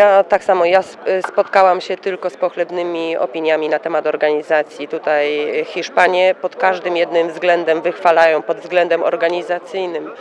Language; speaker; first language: Polish; native; Polish